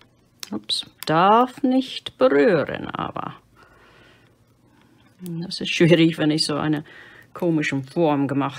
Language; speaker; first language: German; non-native, fluent; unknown